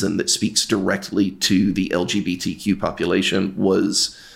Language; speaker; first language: English; native; English